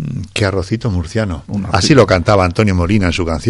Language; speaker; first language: Spanish; native; Spanish